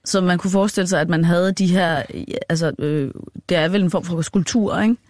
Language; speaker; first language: Danish; native; Danish